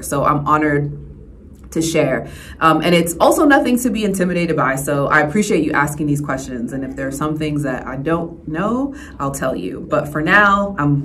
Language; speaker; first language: English; native; English